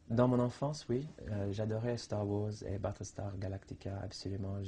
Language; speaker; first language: French; non-native, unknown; English